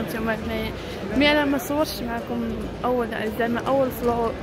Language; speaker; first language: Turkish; non-native, learner; Arabic